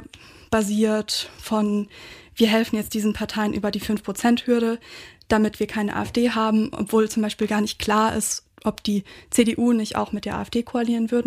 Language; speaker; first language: German; native; German